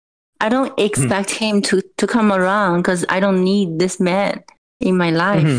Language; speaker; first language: English; non-native, fluent; Chinese